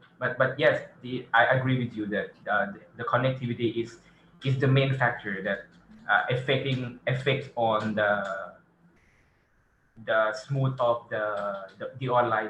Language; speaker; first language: English; non-native, fluent; Thai